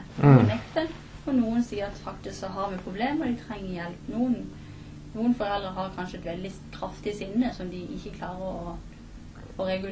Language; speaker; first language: Norwegian; native; Norwegian